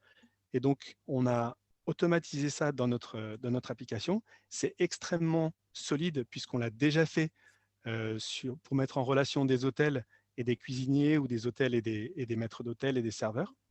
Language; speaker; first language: French; native; French